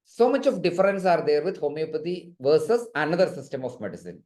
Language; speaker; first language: English; non-native, local second language; Malayalam